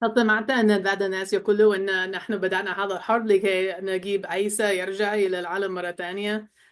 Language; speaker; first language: Arabic; non-native, learner; English